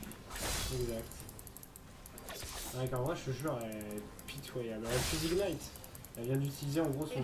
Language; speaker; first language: French; native; French